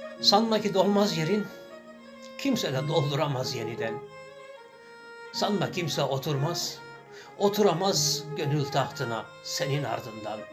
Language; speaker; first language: Turkish; native; Turkish